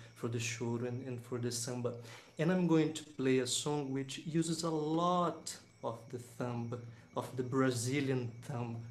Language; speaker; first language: English; non-native, fluent; Portuguese